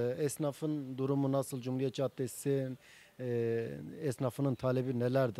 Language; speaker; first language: Turkish; native; Turkish